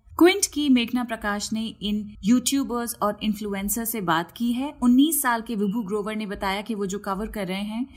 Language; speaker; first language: Hindi; native; Hindi